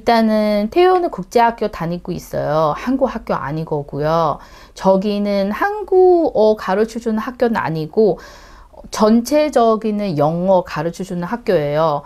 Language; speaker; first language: Korean; non-native, learner; Chinese